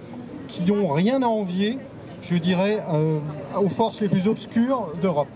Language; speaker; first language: French; native; French